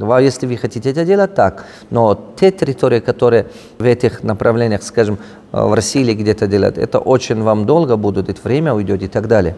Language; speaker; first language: Russian; non-native, local second language; Tajik